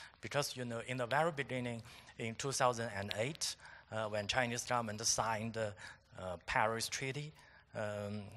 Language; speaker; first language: English; non-native, fluent; Chinese